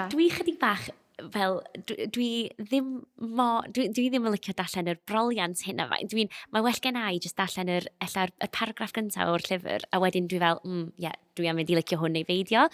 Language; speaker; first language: Welsh; non-native, local second language; English